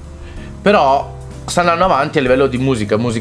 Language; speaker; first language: Italian; native; Italian